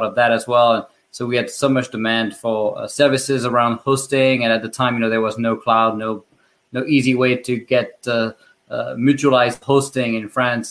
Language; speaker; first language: English; non-native, fluent; French